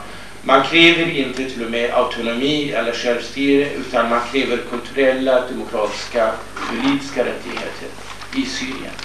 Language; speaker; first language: Swedish; non-native, fluent; Kurdish